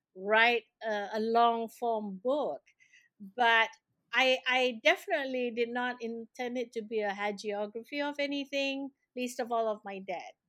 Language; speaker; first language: English; non-native, local second language; Malay